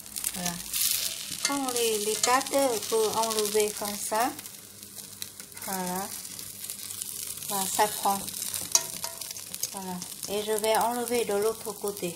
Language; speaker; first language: French; non-native, fluent; Vietnamese